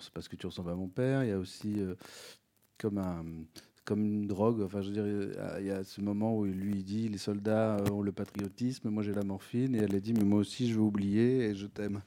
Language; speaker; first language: French; native; French